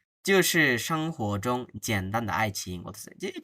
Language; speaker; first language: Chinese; non-native, fluent; Bangla